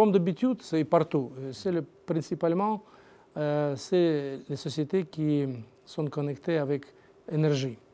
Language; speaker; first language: French; non-native, learner; Russian